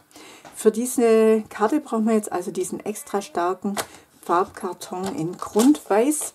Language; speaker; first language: German; native; German